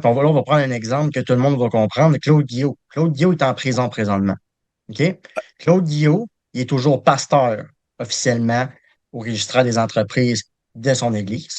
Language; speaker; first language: French; native; French